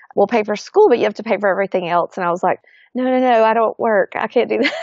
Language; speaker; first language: English; native; English